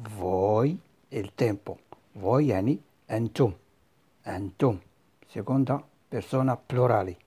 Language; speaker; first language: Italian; non-native, fluent; Arabic